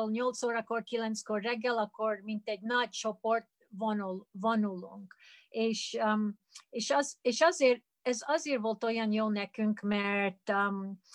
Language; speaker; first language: Hungarian; early bilingual, heritage; Hungarian